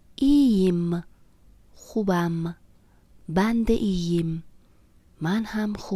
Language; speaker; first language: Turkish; non-native, fluent; Persian